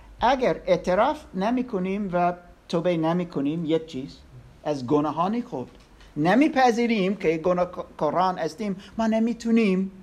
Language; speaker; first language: Persian; non-native, learner; English